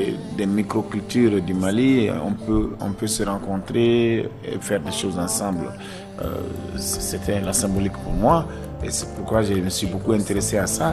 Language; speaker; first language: French; non-native, local second language; Bambara